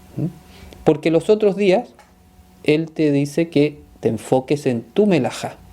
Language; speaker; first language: Spanish; native; Spanish